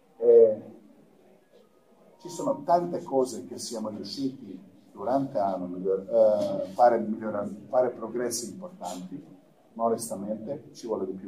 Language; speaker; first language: Italian; non-native, fluent; Croatian